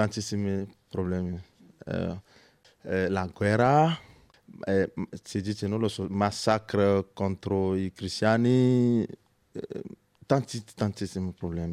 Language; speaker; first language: Italian; non-native, learner; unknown